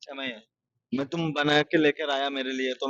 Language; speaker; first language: Hindi; non-native, learner; Bangla